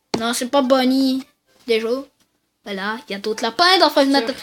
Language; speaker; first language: French; native; French